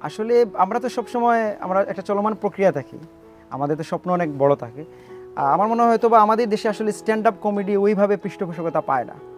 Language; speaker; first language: Bangla; native; Bangla